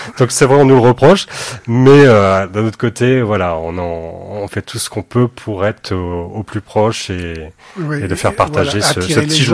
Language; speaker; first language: French; native; French